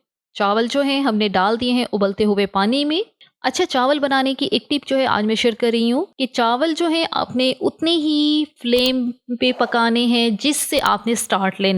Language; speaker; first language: Hindi; native; Hindi